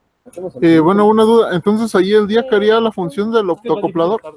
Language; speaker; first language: Spanish; native; Spanish